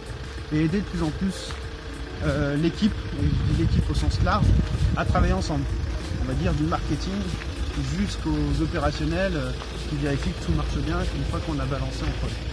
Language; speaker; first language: French; native; French